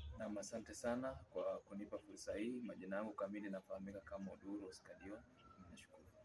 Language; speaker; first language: Swahili; non-native, local second language; Luyia